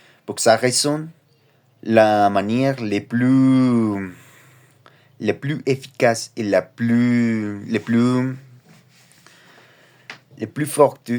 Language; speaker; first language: French; non-native, learner; Spanish